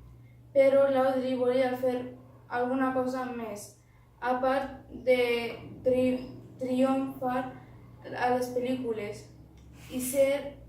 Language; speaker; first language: Catalan; non-native, learner; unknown